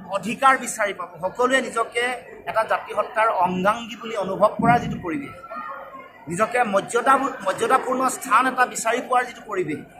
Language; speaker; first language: Assamese; native; Assamese